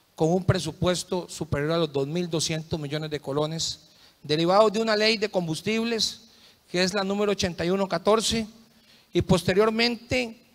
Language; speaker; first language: Spanish; native; Spanish